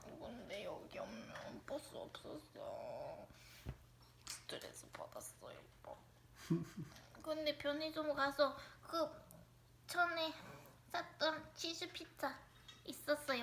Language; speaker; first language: Korean; non-native, learner; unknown